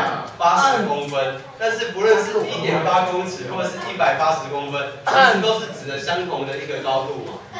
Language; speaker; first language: Chinese; native; Chinese